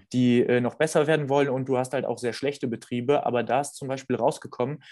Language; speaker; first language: German; native; German